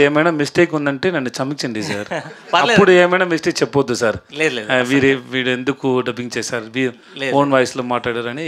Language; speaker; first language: Telugu; non-native, learner; Tamil